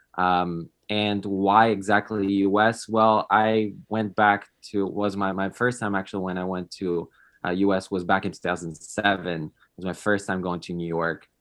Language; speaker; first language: English; non-native, fluent; Polish